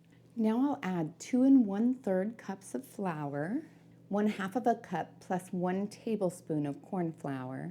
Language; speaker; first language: English; native; English